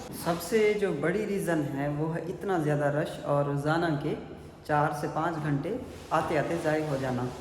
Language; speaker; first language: Urdu; non-native, local second language; Punjabi